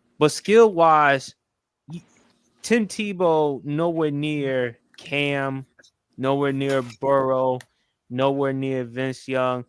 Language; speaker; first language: English; native; English